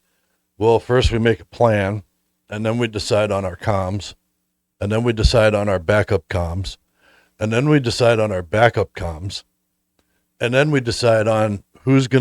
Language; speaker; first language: English; native; English